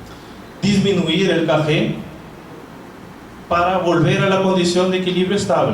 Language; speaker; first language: Spanish; non-native, fluent; Portuguese